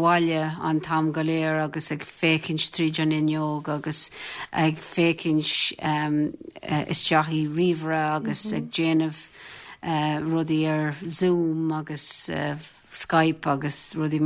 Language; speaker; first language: Irish; non-native, local second language; English